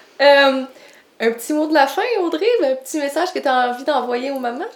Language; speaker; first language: French; native; French